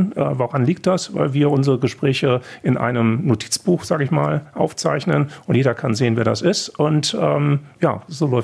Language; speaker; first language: German; native; German